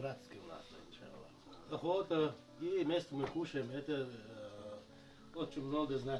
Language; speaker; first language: Russian; non-native, local second language; Chechen